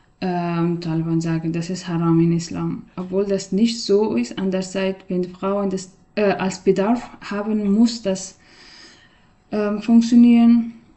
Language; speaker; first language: German; non-native, learner; Persian